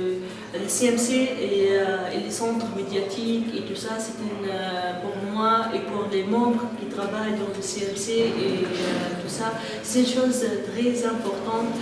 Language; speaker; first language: French; non-native, local second language; Arabic